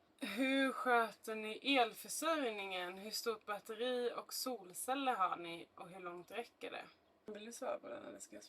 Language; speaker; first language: Swedish; native; Swedish